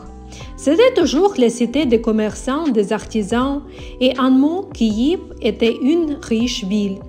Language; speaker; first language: French; non-native, learner; Ukrainian